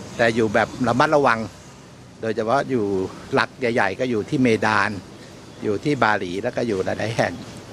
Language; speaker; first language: Thai; native; Thai